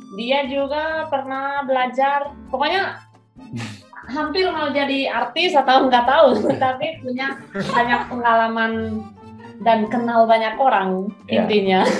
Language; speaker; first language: Indonesian; non-native, fluent; Spanish